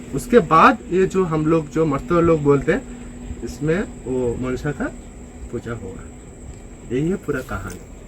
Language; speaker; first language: Hindi; non-native, local second language; Bangla